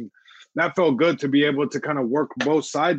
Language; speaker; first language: English; early bilingual, other home language; Spanish